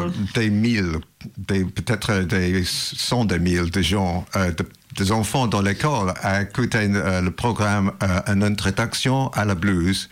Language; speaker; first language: French; non-native, learner; English